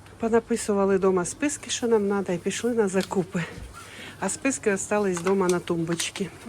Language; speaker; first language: Ukrainian; native; Ukrainian